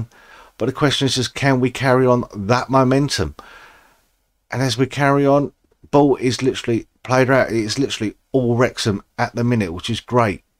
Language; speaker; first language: English; native; English